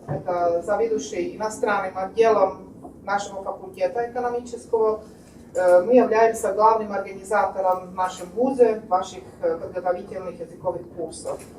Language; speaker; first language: Russian; non-native, fluent; Czech